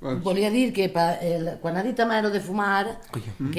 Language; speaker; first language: Catalan; native; Catalan